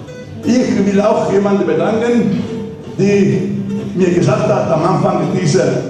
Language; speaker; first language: German; non-native, fluent; Italian